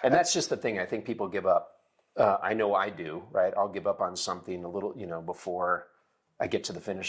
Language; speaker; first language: English; native; English